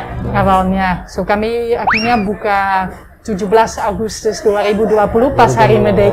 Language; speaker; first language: Indonesian; non-native, fluent; Dutch